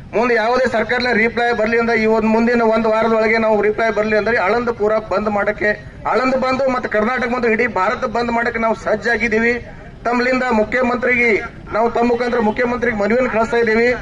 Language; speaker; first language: Kannada; non-native, local second language; Lambadi